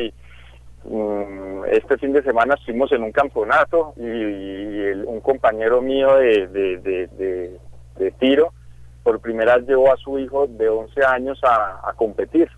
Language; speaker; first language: Spanish; native; Spanish